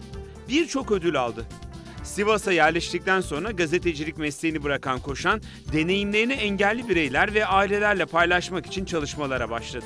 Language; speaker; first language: Turkish; native; Turkish